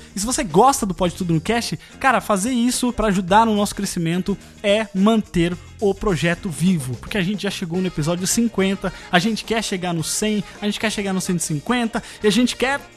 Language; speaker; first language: Portuguese; native; Portuguese